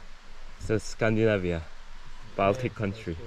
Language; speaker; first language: English; non-native, learner; Korean